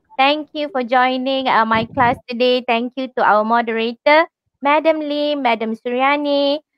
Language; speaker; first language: English; non-native, local second language; Malay